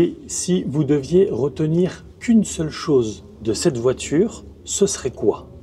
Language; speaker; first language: French; native; French